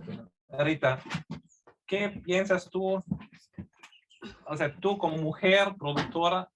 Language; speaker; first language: Spanish; non-native, fluent; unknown